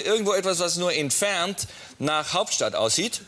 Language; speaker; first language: German; native; German